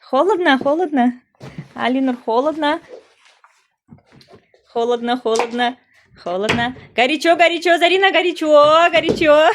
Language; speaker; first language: Russian; non-native, local second language; Kazakh